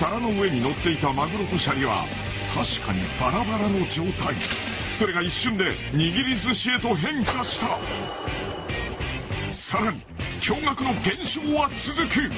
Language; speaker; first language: Japanese; native; Japanese